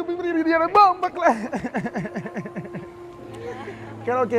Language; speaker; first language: Spanish; non-native, learner; Haitian Creole